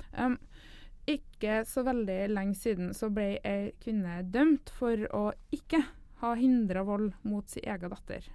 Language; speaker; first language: Norwegian; native; Norwegian